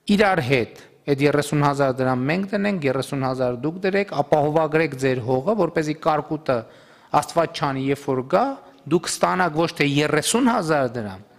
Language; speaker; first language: Armenian; native; Armenian